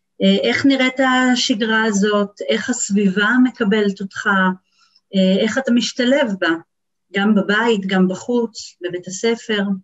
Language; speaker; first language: Hebrew; native; Hebrew